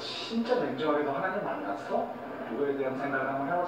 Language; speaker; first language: Korean; native; Korean